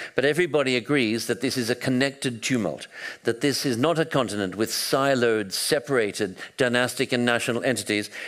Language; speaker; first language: English; native; English